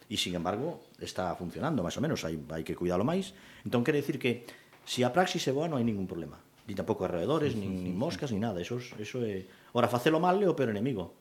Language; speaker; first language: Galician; native; Galician